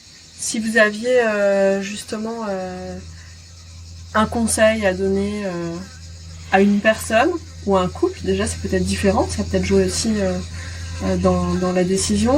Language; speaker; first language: French; native; French